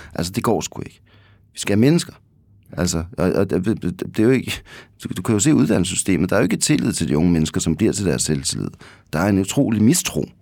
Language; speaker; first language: Danish; native; Danish